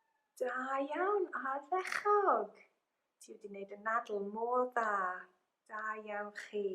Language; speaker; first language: Welsh; non-native, local second language; English